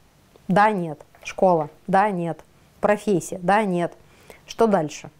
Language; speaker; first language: Russian; native; Russian